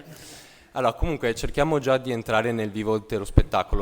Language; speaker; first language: Italian; native; Italian